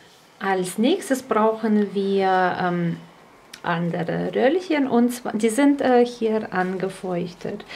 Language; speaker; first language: German; native; German